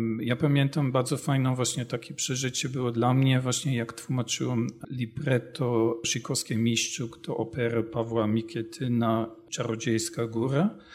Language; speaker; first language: Polish; non-native, fluent; German